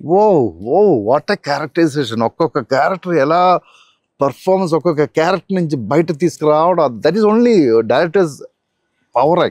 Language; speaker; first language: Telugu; non-native, learner; Malayalam